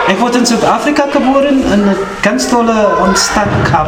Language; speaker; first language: German; non-native, fluent; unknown